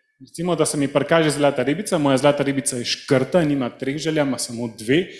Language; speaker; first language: Slovenian; early bilingual, heritage; Slovenian